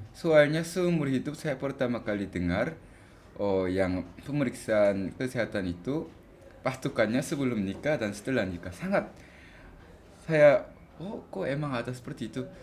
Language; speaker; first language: Indonesian; non-native, fluent; Korean